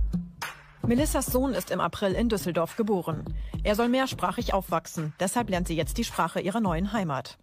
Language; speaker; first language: German; native; German